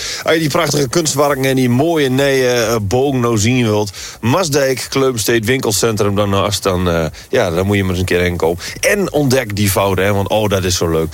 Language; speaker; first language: Dutch; native; Dutch